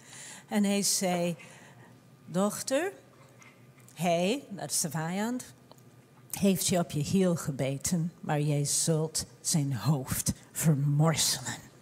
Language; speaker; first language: Dutch; non-native, fluent; English